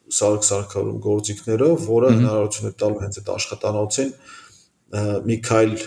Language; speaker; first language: Armenian; native; Armenian